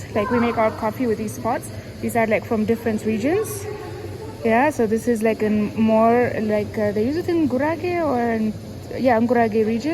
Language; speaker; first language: English; non-native, local second language; Amharic